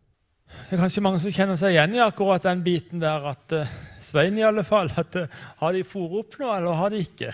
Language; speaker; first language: Norwegian; native; Norwegian